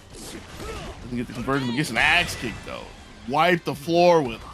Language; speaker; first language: English; native; English